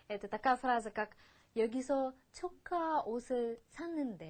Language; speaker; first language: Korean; non-native, fluent; Russian